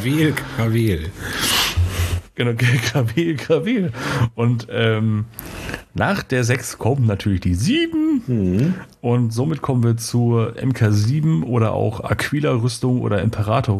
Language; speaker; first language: German; native; German